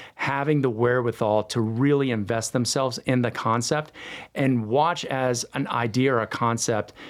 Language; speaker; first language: English; native; English